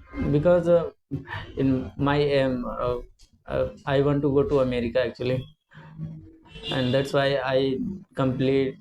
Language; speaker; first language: English; non-native, learner; Hindi